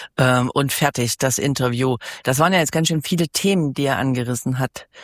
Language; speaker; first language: German; native; German